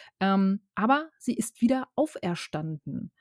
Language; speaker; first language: German; native; German